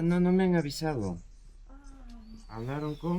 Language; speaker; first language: Spanish; native; Spanish